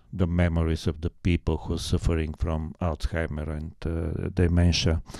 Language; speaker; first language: English; non-native, fluent; Bulgarian